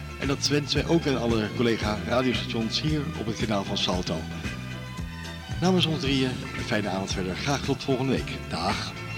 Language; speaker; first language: Dutch; native; Dutch